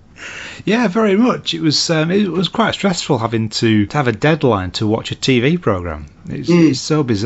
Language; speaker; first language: English; native; English